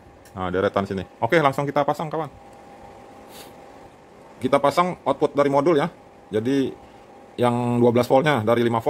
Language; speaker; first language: Indonesian; native; Indonesian